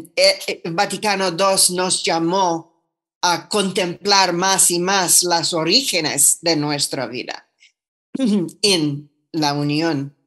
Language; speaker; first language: Spanish; non-native, fluent; English